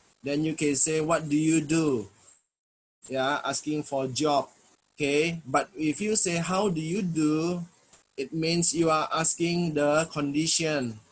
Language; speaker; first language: English; non-native, fluent; Indonesian